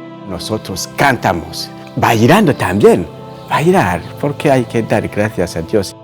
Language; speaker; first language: Spanish; non-native, local second language; Kinyarwanda